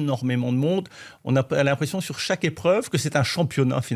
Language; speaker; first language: French; native; French